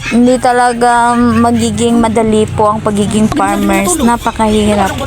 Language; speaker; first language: Filipino; non-native, local second language; Cebuano